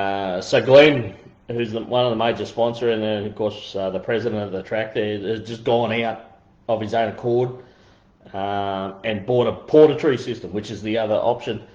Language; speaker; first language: English; native; English